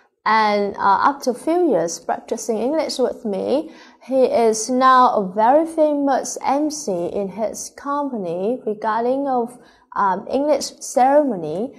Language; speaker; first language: English; non-native, fluent; Vietnamese